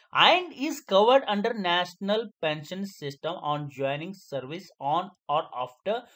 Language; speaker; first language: English; non-native, local second language; Kannada